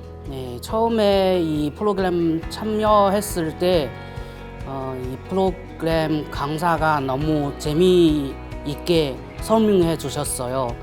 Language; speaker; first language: Korean; non-native, learner; Chinese